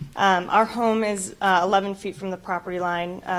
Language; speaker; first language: English; native; English